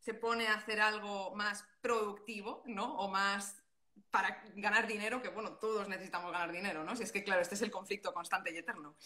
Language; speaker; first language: Spanish; non-native, local second language; Catalan